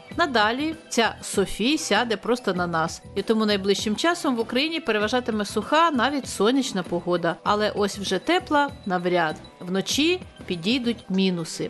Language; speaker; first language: Ukrainian; native; Ukrainian